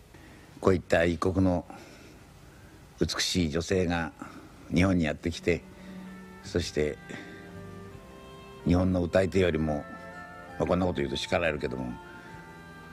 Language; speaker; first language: Japanese; native; Japanese